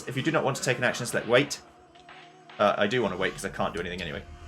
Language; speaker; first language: English; native; English